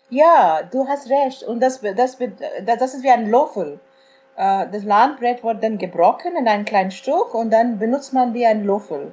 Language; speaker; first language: German; non-native, fluent; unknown